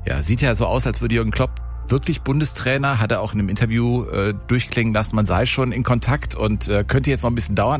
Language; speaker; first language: German; native; German